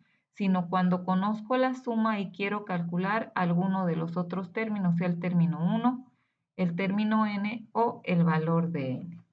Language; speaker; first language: Spanish; native; Spanish